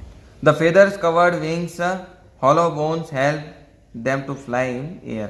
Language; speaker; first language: Hindi; native; Hindi